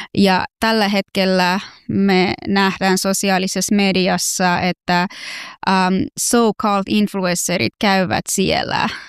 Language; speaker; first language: Finnish; non-native, fluent; Persian